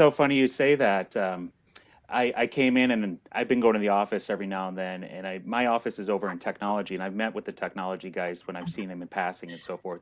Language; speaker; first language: English; native; English